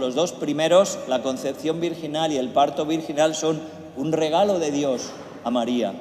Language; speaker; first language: Spanish; native; Spanish